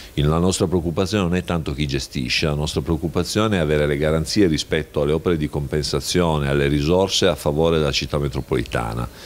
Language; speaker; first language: Italian; native; Italian